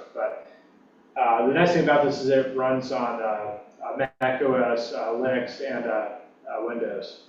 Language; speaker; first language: English; native; English